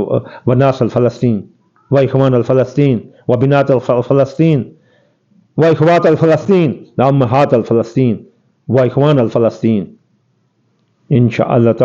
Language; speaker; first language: Arabic; non-native, learner; Urdu